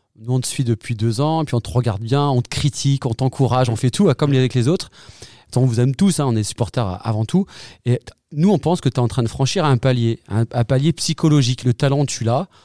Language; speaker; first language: French; native; French